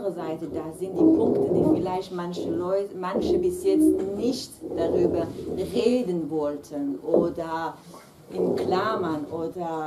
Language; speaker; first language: German; non-native, fluent; Kurdish